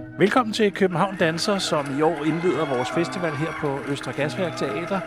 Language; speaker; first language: Danish; native; Danish